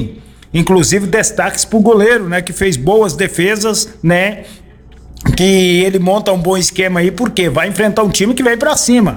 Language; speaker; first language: Portuguese; native; Portuguese